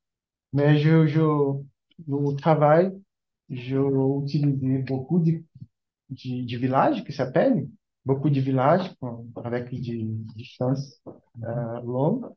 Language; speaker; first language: French; non-native, learner; Portuguese